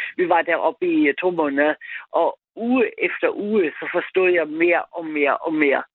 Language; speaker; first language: Danish; non-native, fluent; German